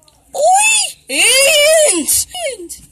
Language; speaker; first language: English; native; English